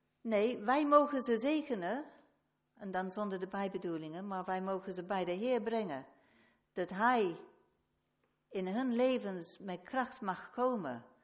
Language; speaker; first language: Dutch; non-native, fluent; English